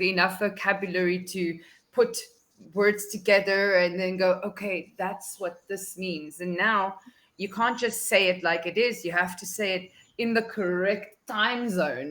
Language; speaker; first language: English; non-native, fluent; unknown